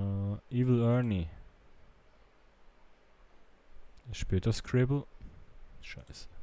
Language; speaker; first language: German; native; German